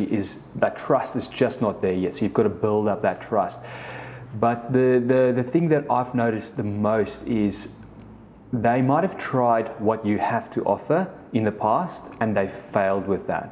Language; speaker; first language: English; early bilingual, other home language; Afrikaans